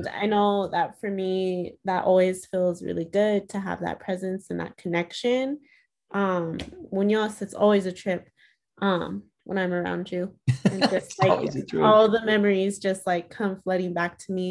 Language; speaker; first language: English; early bilingual, other home language; Spanish